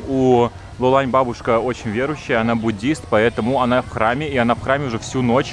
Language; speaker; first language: Russian; native; Russian